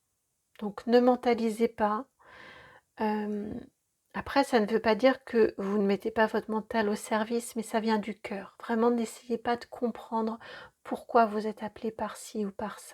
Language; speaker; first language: French; native; French